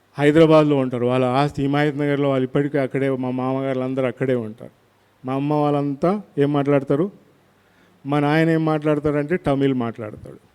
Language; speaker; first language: Telugu; non-native, local second language; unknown